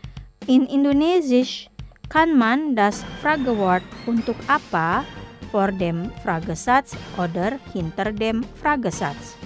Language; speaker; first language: German; non-native, fluent; Indonesian